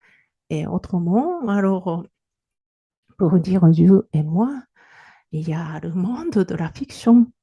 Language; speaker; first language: French; non-native, fluent; Japanese